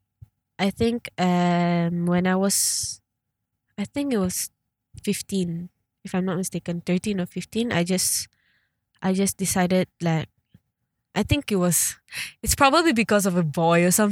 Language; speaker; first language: English; non-native, local second language; Malay